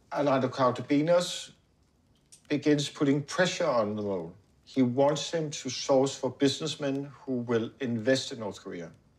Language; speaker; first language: English; non-native, fluent; Danish